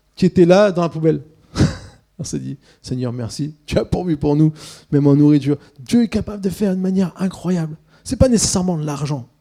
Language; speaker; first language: French; early bilingual, other home language; Swiss German